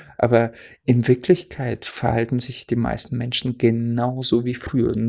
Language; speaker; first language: German; non-native, fluent; Russian